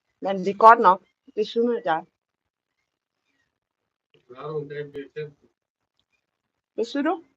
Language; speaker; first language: Danish; non-native, learner; Thai